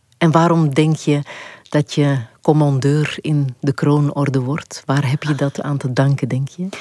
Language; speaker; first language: Dutch; native; Dutch